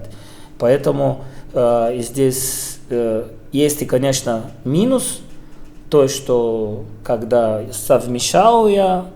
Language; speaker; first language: Russian; non-native, fluent; Portuguese